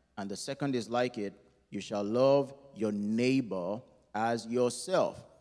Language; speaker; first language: English; non-native, local second language; Yoruba